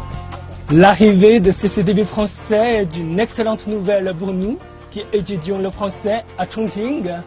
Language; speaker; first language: French; non-native, fluent; Chinese